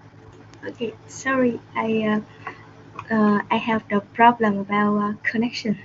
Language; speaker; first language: English; non-native, learner; Vietnamese